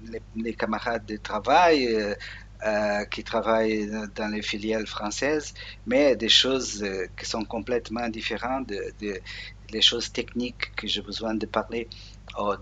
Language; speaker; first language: French; non-native, learner; Portuguese